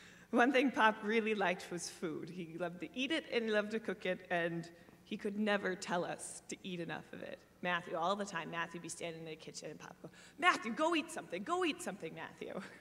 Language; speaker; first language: English; native; English